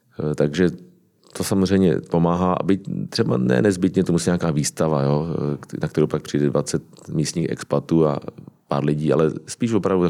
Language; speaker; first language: Czech; native; Czech